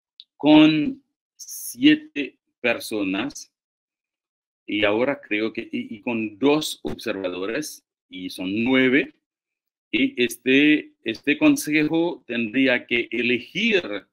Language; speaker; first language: Spanish; non-native, fluent; Haitian Creole